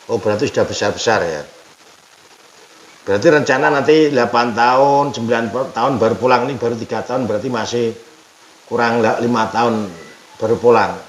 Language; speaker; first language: Indonesian; non-native, local second language; Javanese